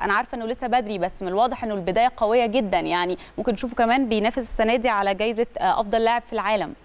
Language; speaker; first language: Arabic; native; Arabic